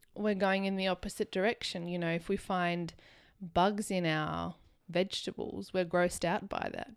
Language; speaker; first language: English; native; English